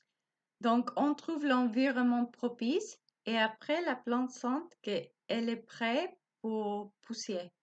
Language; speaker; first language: French; non-native, learner; Spanish